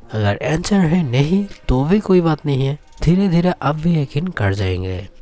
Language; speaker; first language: Hindi; non-native, local second language; Bangla